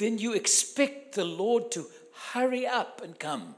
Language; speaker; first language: English; native; English